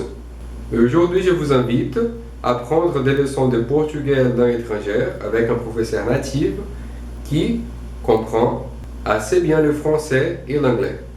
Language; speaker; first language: French; non-native, fluent; Portuguese